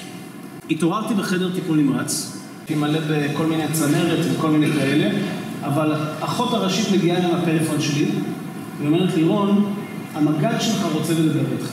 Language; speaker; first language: Hebrew; early bilingual, heritage; Hebrew